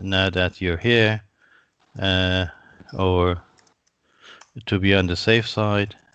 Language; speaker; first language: English; non-native, fluent; Persian